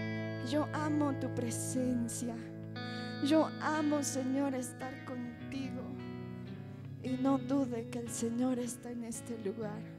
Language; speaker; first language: Spanish; native; Spanish